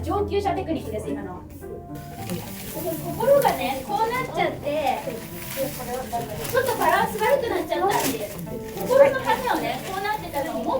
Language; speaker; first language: Japanese; native; Japanese